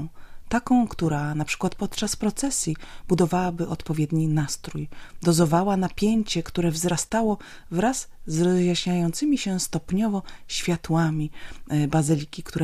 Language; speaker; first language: Polish; native; Polish